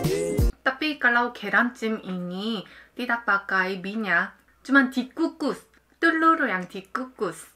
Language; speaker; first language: Indonesian; non-native, fluent; Korean